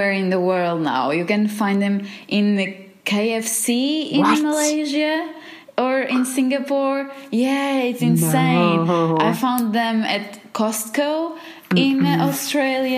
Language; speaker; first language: English; non-native, fluent; Portuguese